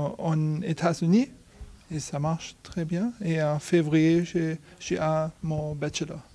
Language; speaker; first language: French; non-native, learner; German